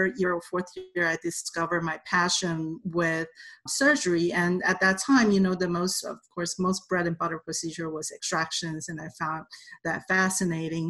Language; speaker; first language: English; non-native, fluent; Chinese